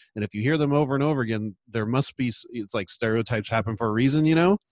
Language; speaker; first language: English; native; English